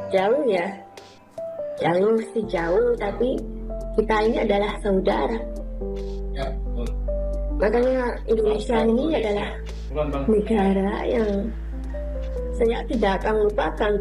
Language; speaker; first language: Indonesian; non-native, fluent; Malagasy